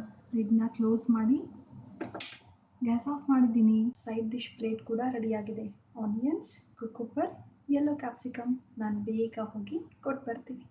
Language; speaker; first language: Kannada; native; Kannada